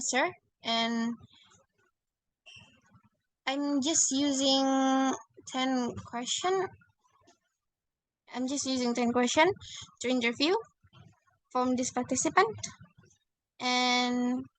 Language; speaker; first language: English; non-native, learner; Indonesian